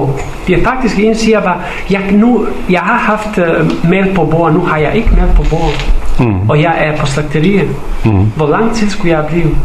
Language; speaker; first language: Danish; non-native, fluent; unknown